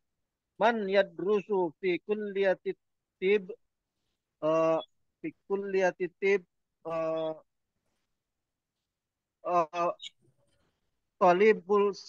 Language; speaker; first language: Arabic; non-native, learner; Indonesian